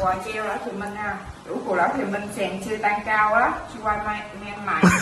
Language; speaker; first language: Chinese; non-native, learner; Vietnamese